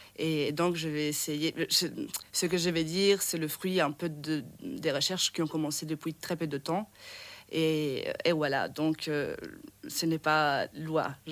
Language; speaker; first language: French; non-native, fluent; Italian